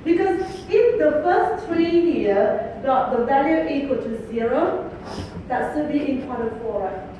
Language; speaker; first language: English; non-native, fluent; Vietnamese